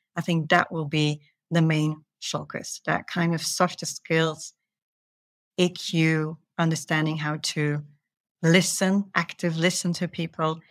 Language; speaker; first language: English; non-native, fluent; Dutch